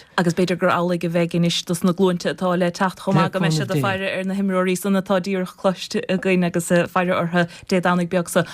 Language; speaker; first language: Irish; native; Irish